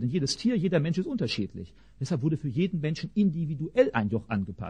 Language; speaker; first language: German; native; German